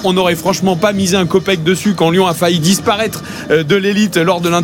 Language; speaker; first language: French; native; French